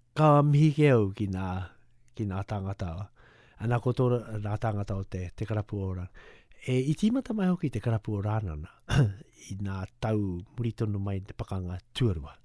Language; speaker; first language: Māori; native; Māori